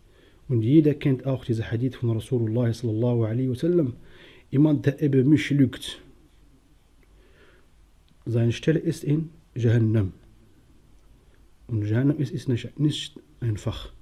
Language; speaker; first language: German; non-native, local second language; Arabic